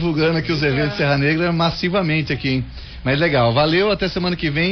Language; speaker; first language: Portuguese; native; Portuguese